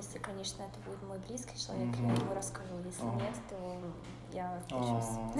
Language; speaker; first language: Russian; native; Russian